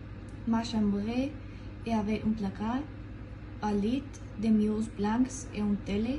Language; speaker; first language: French; non-native, learner; Spanish